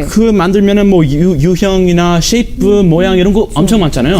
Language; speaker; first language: Korean; non-native, fluent; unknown